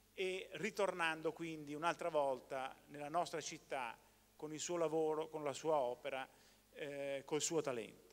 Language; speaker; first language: Italian; native; Italian